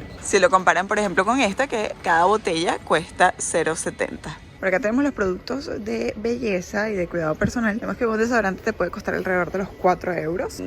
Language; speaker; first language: Spanish; native; Spanish